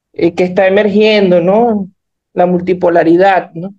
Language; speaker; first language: Spanish; native; Spanish